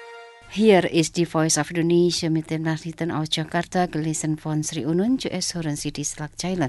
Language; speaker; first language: German; non-native, fluent; Indonesian